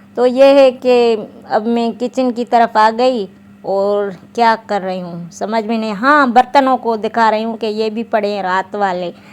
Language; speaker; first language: Urdu; non-native, local second language; Sindhi